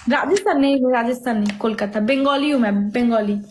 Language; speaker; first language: Hindi; non-native, local second language; Bangla